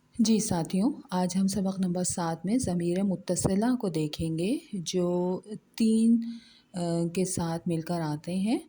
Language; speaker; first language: Urdu; native; Urdu